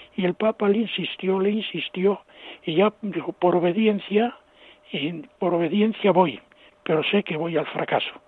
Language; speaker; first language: Spanish; native; Spanish